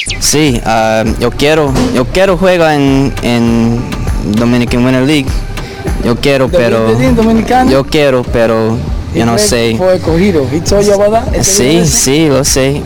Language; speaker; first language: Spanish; early bilingual, heritage; English